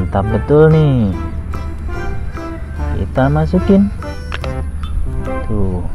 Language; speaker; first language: Indonesian; native; Indonesian